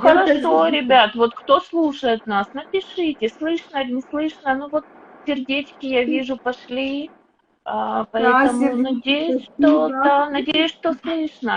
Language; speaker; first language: Russian; native; Russian